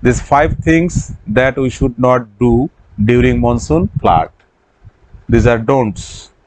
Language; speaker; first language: English; non-native, local second language; Assamese